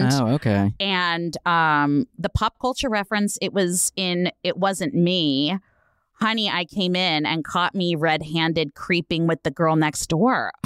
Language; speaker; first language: English; native; English